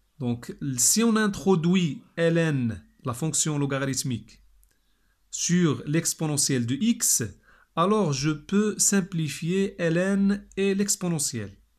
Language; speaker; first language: French; non-native, local second language; Arabic